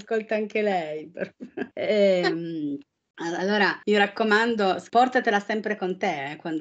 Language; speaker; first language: Italian; native; Italian